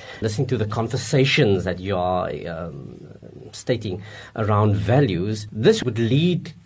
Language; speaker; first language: English; non-native, local second language; Afrikaans